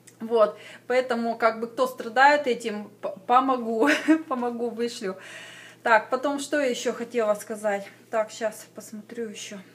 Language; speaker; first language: Russian; native; Russian